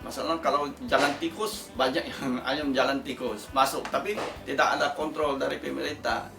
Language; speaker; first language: Indonesian; non-native, local second language; Tetum